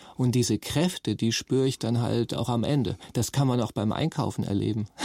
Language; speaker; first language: German; native; German